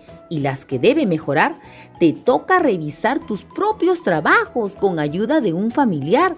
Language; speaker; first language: Spanish; native; Spanish